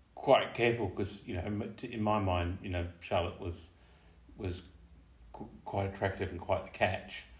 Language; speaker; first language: English; native; English